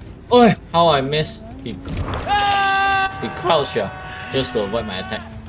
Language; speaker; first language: English; non-native, local second language; Chinese